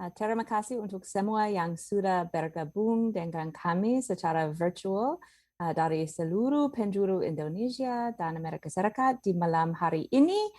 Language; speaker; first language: Indonesian; non-native, learner; English